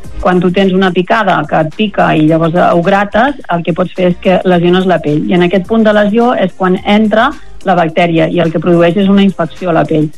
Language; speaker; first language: Catalan; native; Catalan